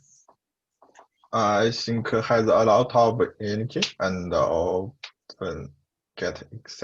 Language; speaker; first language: English; non-native, learner; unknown